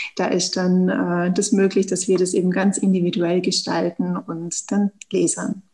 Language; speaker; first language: German; native; German